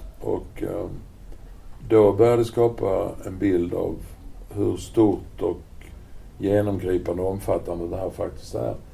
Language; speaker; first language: Swedish; native; Swedish